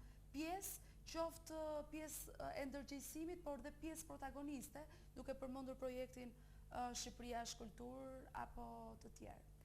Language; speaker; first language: Albanian; native; Albanian